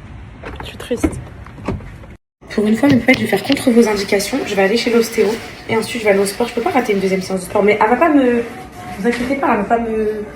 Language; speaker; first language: French; native; French